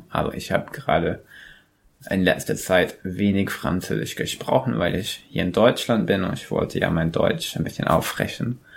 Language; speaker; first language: German; non-native, fluent; English